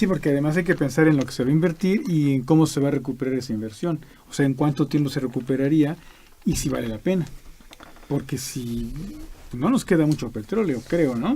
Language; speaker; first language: Spanish; native; Spanish